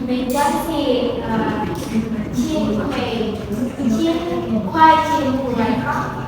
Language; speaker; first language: Chinese; non-native, learner; Indonesian